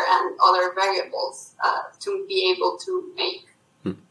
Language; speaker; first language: English; non-native, fluent; Spanish